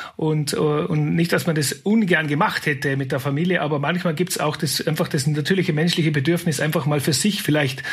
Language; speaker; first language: German; native; German